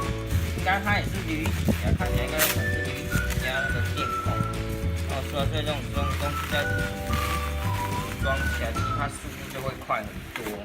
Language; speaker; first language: Chinese; native; Chinese